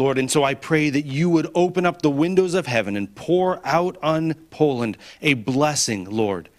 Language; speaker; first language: English; non-native, fluent; Polish